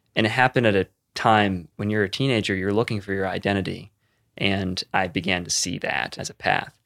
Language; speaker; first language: English; native; English